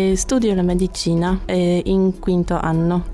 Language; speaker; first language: Italian; non-native, learner; Polish